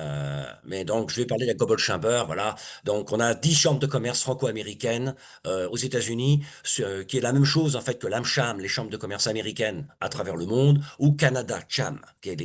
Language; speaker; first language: French; native; French